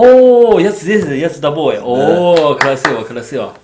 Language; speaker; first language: Russian; non-native, learner; Chinese